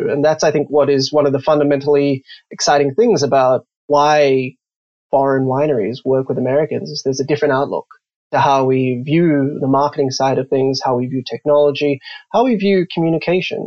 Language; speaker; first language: English; native; English